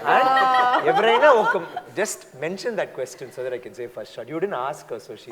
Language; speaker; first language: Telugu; non-native, local second language; Tamil